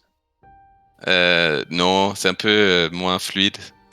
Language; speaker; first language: French; non-native, fluent; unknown